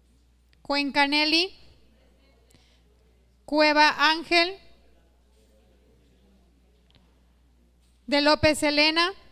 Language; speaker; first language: Spanish; native; Spanish